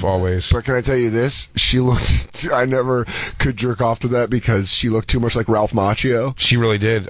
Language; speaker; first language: English; native; English